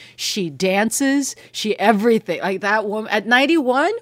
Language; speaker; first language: English; early bilingual, other home language; Spanish